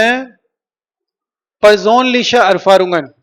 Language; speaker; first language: German; non-native, learner; Hindi